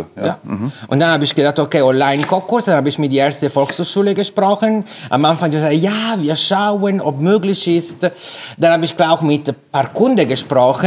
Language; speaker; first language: German; non-native, fluent; Italian